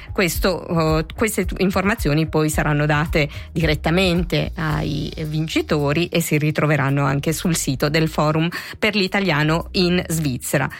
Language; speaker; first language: Italian; native; Italian